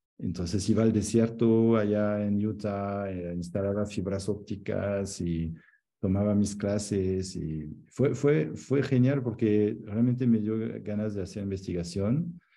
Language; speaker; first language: Spanish; non-native, fluent; French